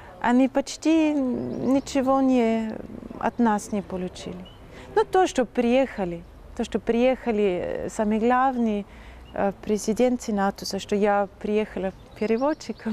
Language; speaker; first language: Russian; non-native, fluent; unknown